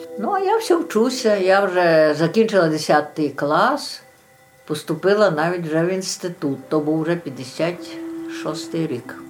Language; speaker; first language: Ukrainian; native; Ukrainian